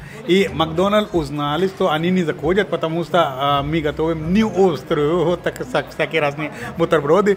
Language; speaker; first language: Russian; non-native, fluent; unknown